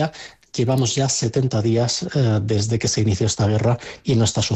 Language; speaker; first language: Spanish; native; Spanish